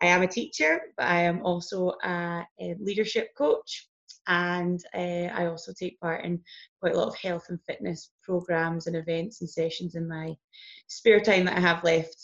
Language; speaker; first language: English; native; English